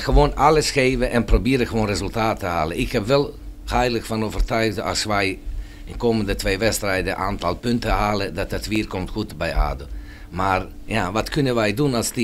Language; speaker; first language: Dutch; non-native, fluent; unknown